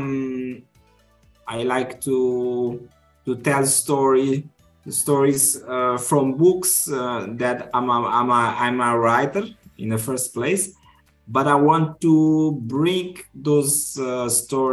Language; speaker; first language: English; non-native, fluent; Kabuverdianu